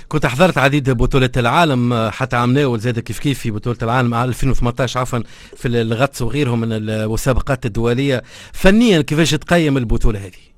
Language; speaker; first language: Arabic; native; Arabic